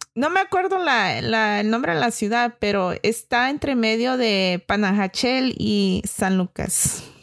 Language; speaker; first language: Spanish; early bilingual, heritage; Spanish